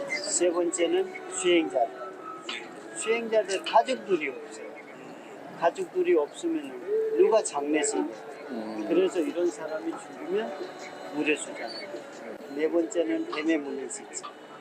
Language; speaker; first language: Korean; non-native, fluent; Hindi